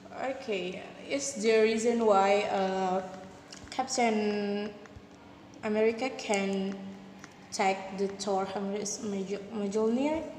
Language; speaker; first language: English; non-native, learner; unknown